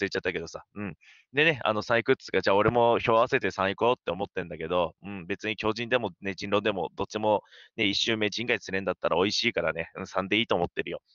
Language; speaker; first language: Japanese; native; Japanese